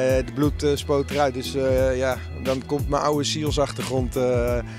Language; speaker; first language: Dutch; native; Dutch